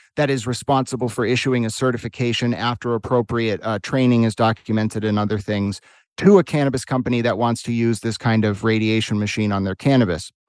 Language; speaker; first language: English; native; English